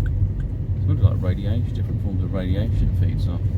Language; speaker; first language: English; native; English